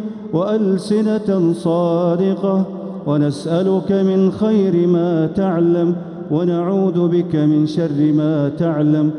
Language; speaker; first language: Arabic; native; Arabic